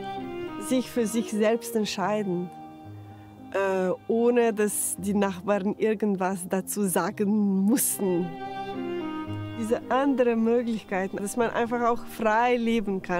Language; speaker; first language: German; non-native, fluent; Slovenian